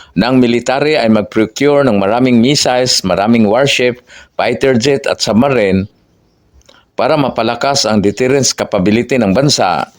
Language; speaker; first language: Filipino; non-native, local second language; Cebuano